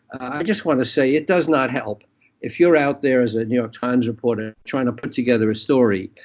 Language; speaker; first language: English; native; English